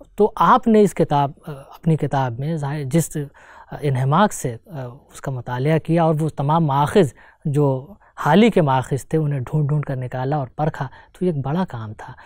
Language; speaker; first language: Hindi; native; Hindi